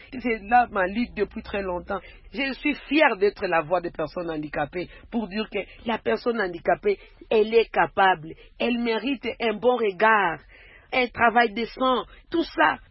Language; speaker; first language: French; non-native, local second language; Swahili